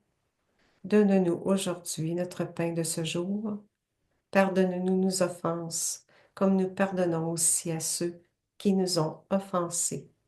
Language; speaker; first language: French; native; French